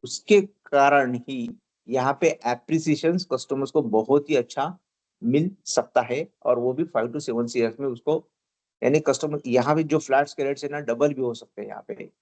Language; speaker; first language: Hindi; non-native, local second language; Marathi